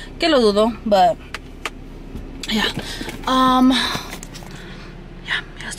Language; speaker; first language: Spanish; early bilingual, heritage; Spanish